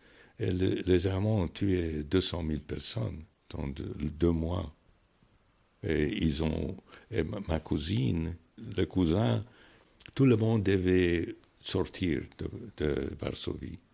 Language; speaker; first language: French; non-native, fluent; English